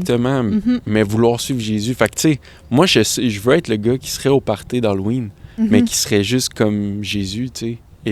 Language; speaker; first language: French; native; French